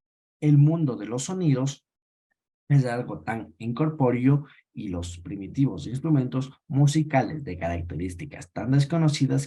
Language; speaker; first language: Spanish; native; Spanish